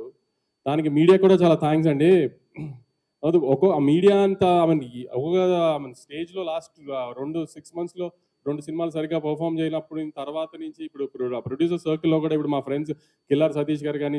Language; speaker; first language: Telugu; native; Telugu